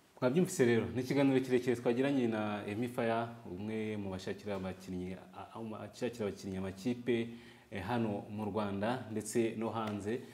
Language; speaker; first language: Kinyarwanda; native; Kinyarwanda